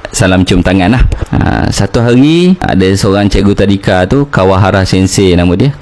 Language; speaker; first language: Malay; native; Malay